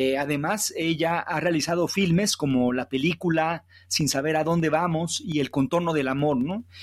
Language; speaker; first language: Spanish; native; Spanish